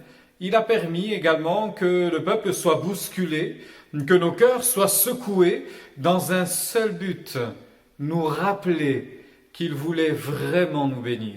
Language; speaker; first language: French; native; French